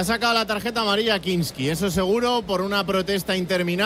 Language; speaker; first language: Spanish; native; Spanish